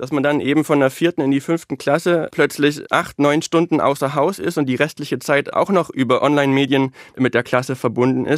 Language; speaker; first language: German; native; German